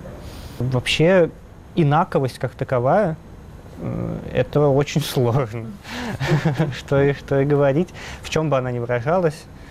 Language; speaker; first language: Russian; native; Russian